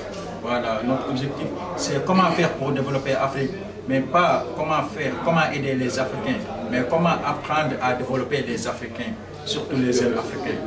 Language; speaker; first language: French; non-native, local second language; Wolof